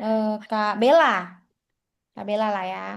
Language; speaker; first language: Indonesian; native; Indonesian